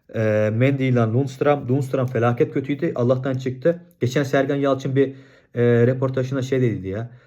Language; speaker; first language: Turkish; non-native, fluent; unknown